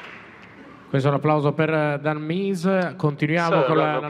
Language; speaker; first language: Italian; native; Italian